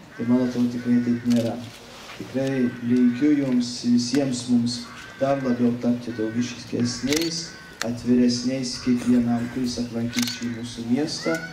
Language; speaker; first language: Lithuanian; native; Lithuanian